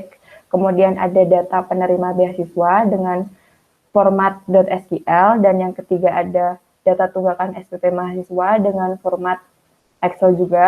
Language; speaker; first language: Indonesian; native; Indonesian